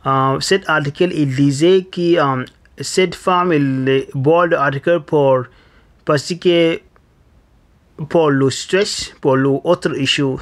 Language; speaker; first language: French; non-native, learner; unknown